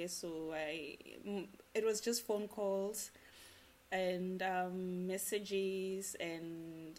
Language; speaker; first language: English; non-native, local second language; Venda